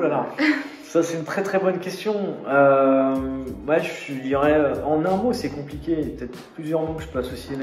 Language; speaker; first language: French; native; French